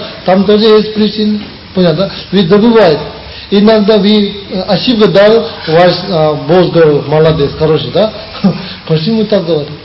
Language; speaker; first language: Russian; non-native, learner; Tibetan